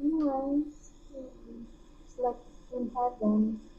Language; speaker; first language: English; non-native, learner; Filipino